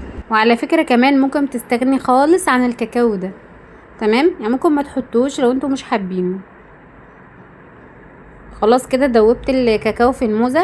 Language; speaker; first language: Arabic; native; Arabic